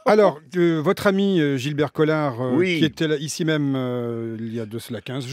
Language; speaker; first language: French; native; French